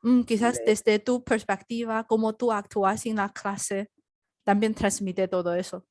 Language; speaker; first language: Spanish; non-native, learner; Chinese